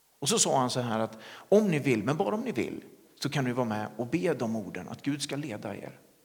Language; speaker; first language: Swedish; native; Swedish